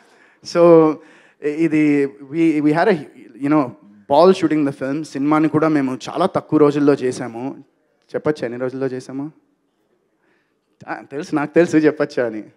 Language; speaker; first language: Telugu; native; Telugu